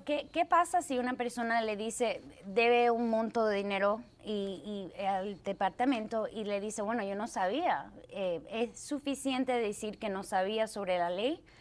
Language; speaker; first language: Spanish; early bilingual, heritage; Spanish